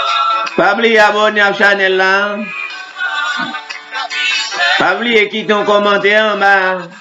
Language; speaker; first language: French; non-native, local second language; Haitian Creole